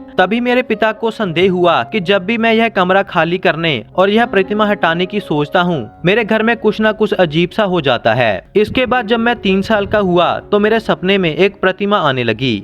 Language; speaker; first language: Hindi; native; Hindi